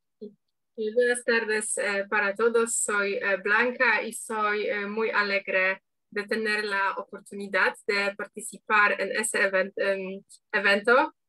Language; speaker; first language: Spanish; non-native, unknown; Polish